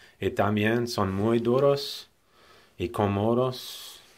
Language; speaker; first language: Spanish; non-native, learner; English